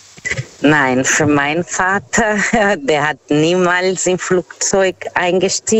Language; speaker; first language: German; non-native, fluent; Portuguese